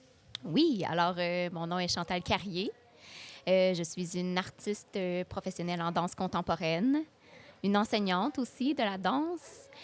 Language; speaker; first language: French; native; French